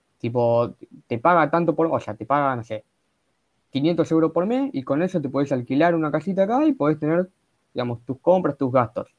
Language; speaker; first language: Spanish; native; Spanish